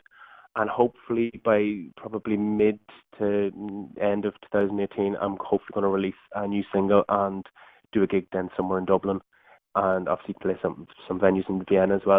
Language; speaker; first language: English; native; English